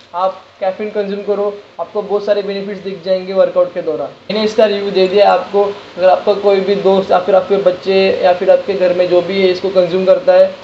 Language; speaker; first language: Hindi; non-native, local second language; Marathi